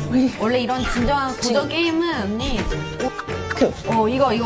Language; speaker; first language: Korean; native; Korean